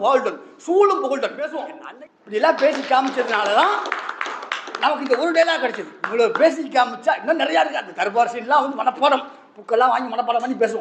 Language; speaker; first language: Tamil; native; Tamil